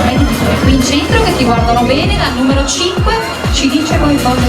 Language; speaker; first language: Italian; native; Italian